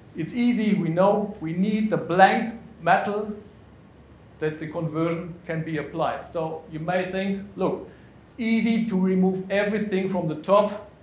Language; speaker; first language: English; non-native, fluent; German